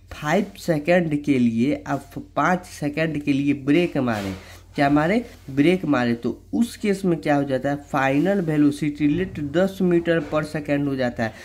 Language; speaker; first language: Hindi; native; Hindi